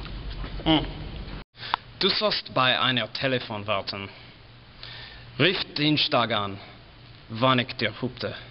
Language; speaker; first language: German; non-native, learner; English